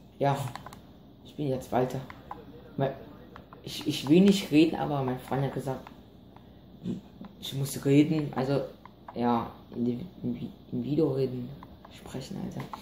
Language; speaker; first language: German; non-native, learner; Vietnamese